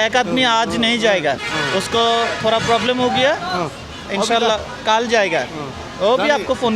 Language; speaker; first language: Hindi; non-native, learner; Bangla